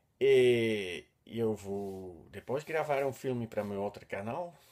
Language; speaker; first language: Portuguese; non-native, learner; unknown